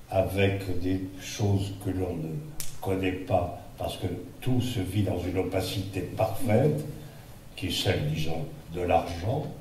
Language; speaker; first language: French; native; French